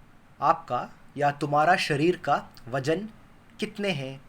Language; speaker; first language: Hindi; non-native, local second language; Kannada